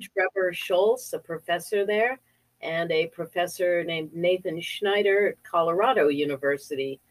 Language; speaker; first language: English; native; English